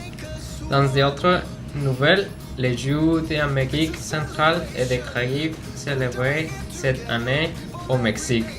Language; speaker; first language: French; non-native, learner; Spanish